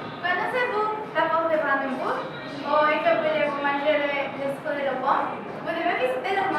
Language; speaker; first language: French; non-native, learner; Spanish